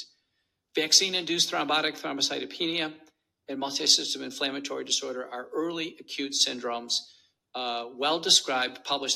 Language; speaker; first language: English; native; English